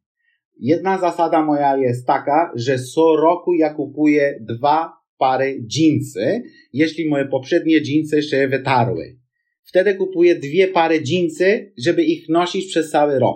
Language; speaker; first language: Polish; non-native, fluent; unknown